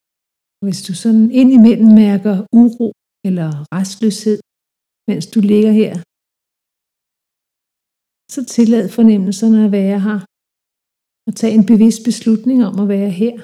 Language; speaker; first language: Danish; native; Danish